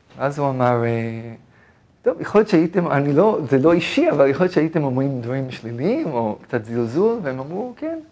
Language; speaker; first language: Hebrew; non-native, fluent; English